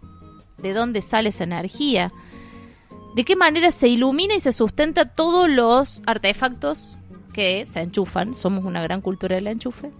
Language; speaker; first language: Spanish; native; Spanish